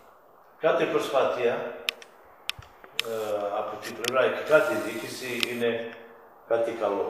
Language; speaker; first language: Greek; non-native, fluent; Serbian